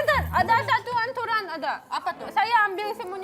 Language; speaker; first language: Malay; non-native, learner; Russian